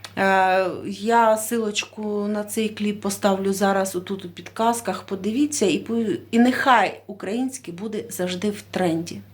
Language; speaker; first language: Ukrainian; non-native, local second language; Russian